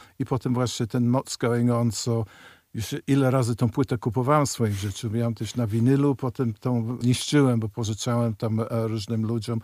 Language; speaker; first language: Polish; early bilingual, heritage; Polish